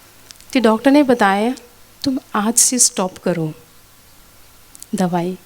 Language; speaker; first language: Hindi; non-native, local second language; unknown